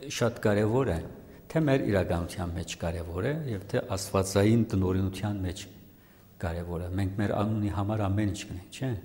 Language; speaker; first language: Armenian; native; Armenian